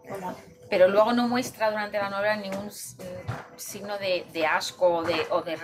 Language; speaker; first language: Spanish; native; Spanish